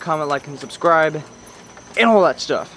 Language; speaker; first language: English; native; English